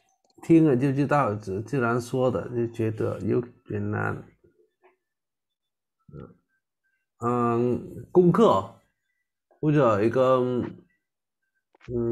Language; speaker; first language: Chinese; non-native, learner; Vietnamese